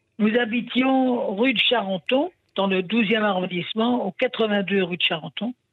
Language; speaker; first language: French; non-native, local second language; Yiddish